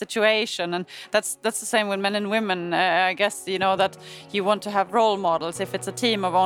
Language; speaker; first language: English; non-native, fluent; German